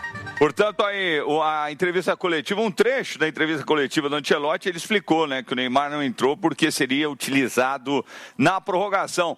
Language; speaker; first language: Portuguese; native; Portuguese